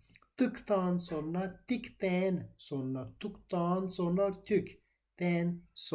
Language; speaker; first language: Turkish; non-native, fluent; Urdu